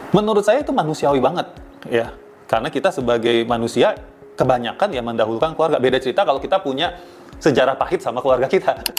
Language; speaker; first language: Indonesian; native; Indonesian